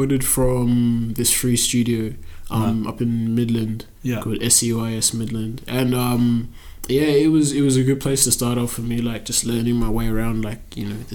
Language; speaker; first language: English; native; English